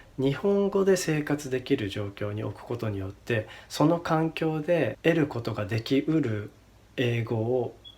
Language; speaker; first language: Japanese; native; Japanese